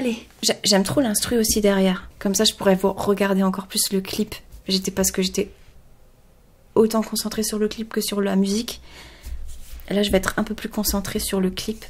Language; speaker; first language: French; native; French